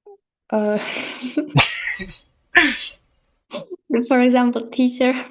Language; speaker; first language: English; non-native, learner; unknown